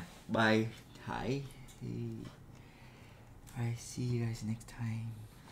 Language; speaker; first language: English; non-native, fluent; Vietnamese